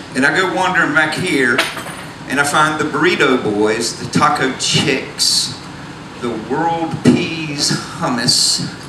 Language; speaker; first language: English; native; English